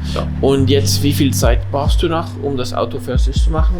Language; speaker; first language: German; non-native, learner; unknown